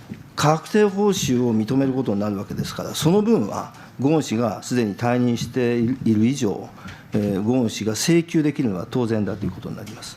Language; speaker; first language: Japanese; native; Japanese